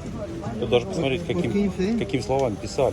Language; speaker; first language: Russian; native; Russian